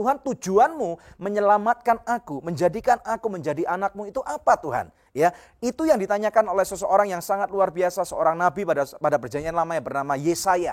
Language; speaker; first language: Indonesian; native; Indonesian